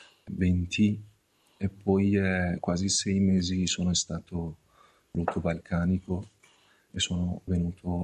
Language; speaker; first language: Italian; non-native, learner; Persian